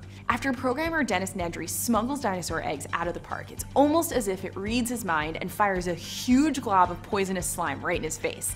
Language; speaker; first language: English; native; English